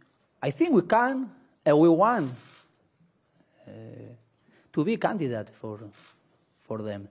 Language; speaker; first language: English; non-native, learner; Spanish